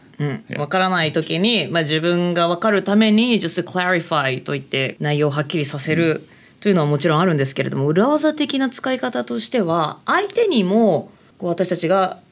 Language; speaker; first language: Japanese; native; Japanese